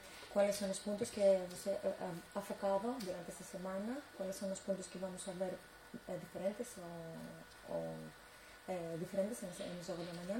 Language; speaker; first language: Spanish; non-native, learner; Greek